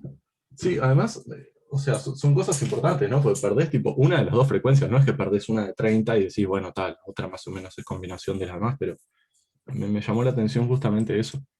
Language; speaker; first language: Spanish; native; Spanish